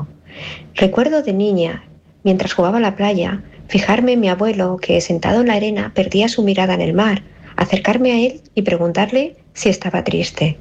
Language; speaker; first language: Spanish; native; Spanish